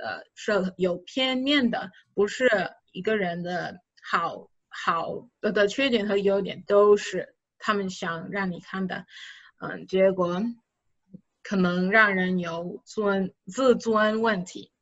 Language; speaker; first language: Chinese; non-native, fluent; English